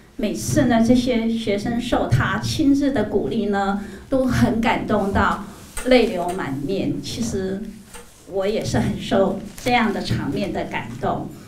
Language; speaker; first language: Chinese; native; Chinese